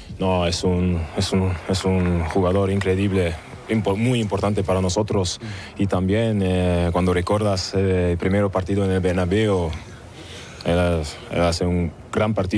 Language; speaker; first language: Spanish; non-native, fluent; German